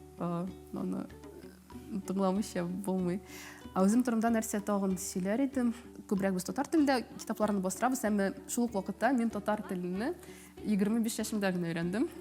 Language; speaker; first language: Tatar; native; Tatar